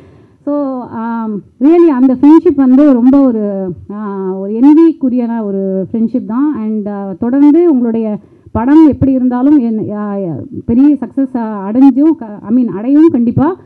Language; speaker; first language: Tamil; native; Tamil